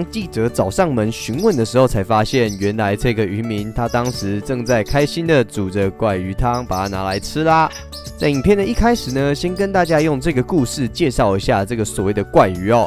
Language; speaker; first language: Chinese; native; Chinese